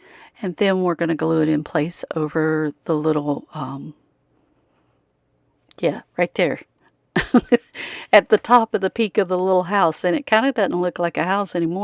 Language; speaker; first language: English; native; English